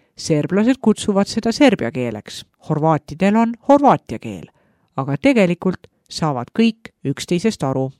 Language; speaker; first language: Estonian; native; Estonian